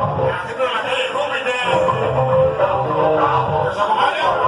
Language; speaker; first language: Spanish; native; Spanish